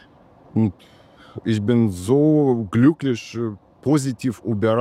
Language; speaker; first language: German; non-native, learner; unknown